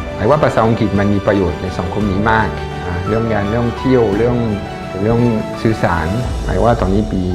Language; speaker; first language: Thai; non-native, fluent; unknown